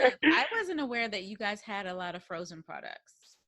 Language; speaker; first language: English; native; English